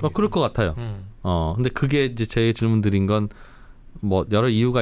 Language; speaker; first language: Korean; native; Korean